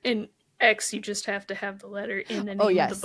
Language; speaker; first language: English; native; English